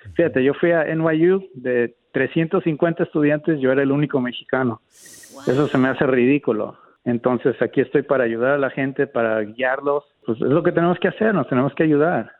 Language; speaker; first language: Spanish; native; Spanish